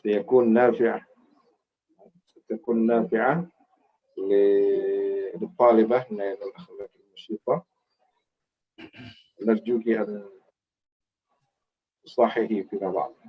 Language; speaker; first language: Arabic; non-native, fluent; Indonesian